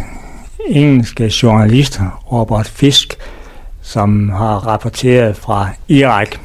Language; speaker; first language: Danish; native; Danish